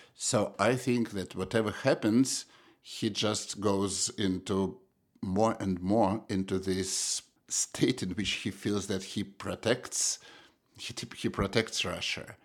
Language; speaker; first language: English; non-native, fluent; Russian